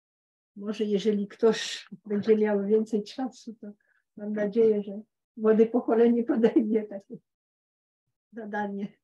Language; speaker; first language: Polish; early bilingual, heritage; Polish